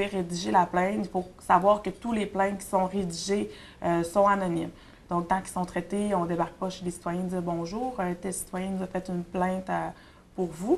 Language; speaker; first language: French; native; French